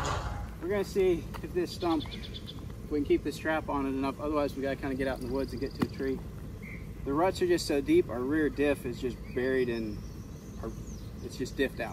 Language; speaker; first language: English; native; English